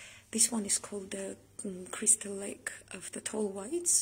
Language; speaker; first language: English; non-native, fluent; Armenian